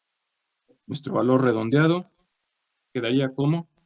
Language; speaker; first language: Spanish; native; Spanish